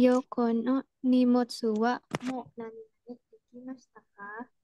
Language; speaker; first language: Japanese; non-native, learner; Indonesian